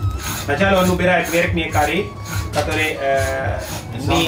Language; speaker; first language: Russian; non-native, learner; Sinhala